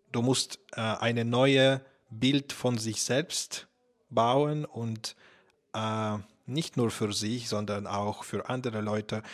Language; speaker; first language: German; non-native, fluent; Russian